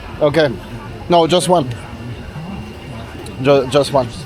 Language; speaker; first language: English; non-native, learner; French